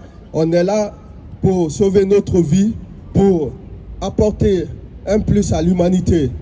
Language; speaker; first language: French; non-native, fluent; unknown